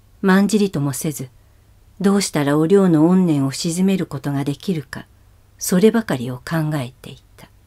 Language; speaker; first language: Japanese; native; Japanese